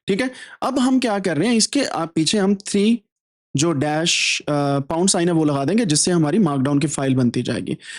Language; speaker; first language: Urdu; native; Urdu